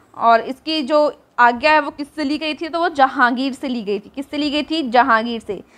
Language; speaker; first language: Hindi; native; Hindi